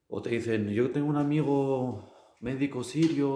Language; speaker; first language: Spanish; non-native, fluent; Arabic